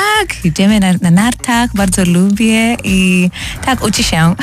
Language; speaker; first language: Polish; non-native, learner; Swahili